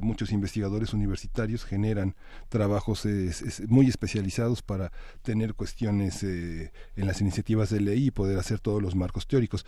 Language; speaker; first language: Spanish; native; Spanish